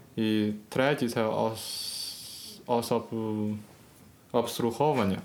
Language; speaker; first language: Ukrainian; non-native, learner; Chinese